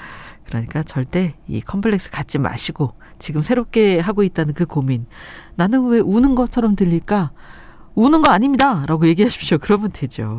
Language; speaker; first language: Korean; native; Korean